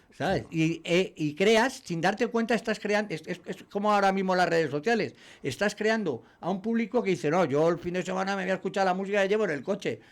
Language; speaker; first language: Spanish; native; Spanish